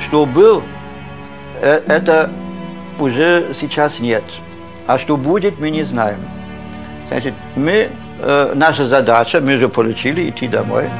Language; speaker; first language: Russian; non-native, learner; German